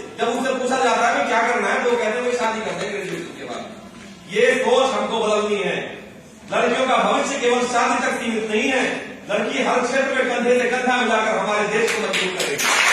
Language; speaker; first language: Hindi; native; Hindi